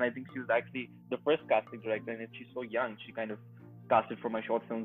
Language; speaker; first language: English; non-native, local second language; Urdu